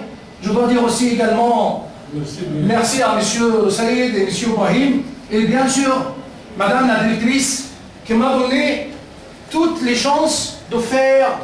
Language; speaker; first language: French; non-native, fluent; Arabic